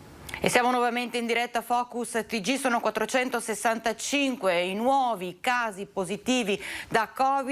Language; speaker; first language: Italian; native; Italian